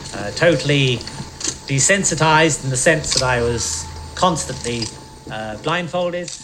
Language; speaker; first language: English; native; English